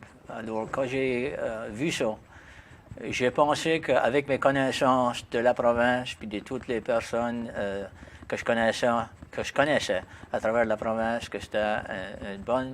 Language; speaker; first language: French; native; French